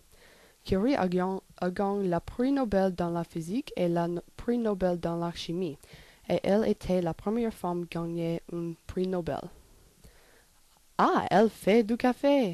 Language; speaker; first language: French; non-native, learner; English